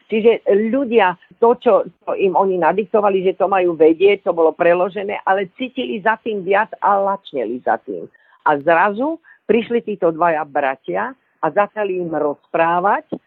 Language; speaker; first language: Slovak; early bilingual, other home language; Bulgarian